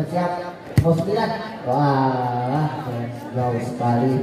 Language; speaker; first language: Malay; native; Malay